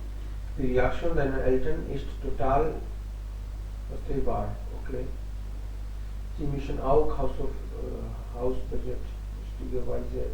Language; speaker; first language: German; non-native, fluent; Hindi